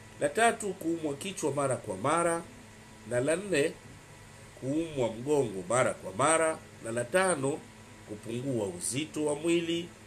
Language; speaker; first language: Swahili; non-native, local second language; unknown